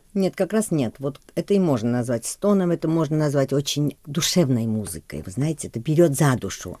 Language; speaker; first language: Russian; non-native, local second language; Georgian